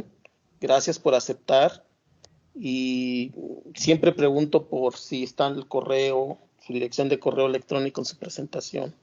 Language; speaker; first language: Spanish; native; Spanish